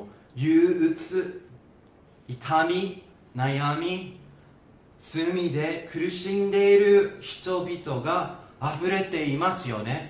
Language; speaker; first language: Japanese; non-native, fluent; English